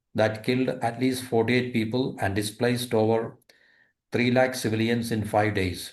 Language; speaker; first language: English; non-native, local second language; Malayalam